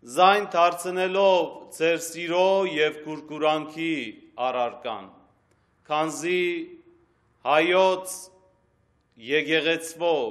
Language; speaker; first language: Armenian; early bilingual, heritage; Armenian